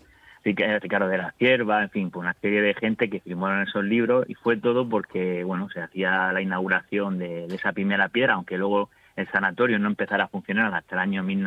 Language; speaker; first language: Spanish; native; Spanish